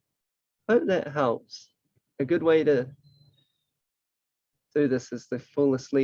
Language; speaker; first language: English; native; English